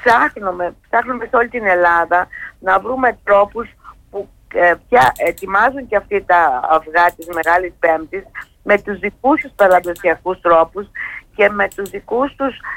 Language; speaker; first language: Greek; native; Greek